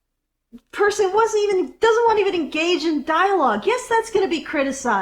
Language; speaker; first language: English; native; English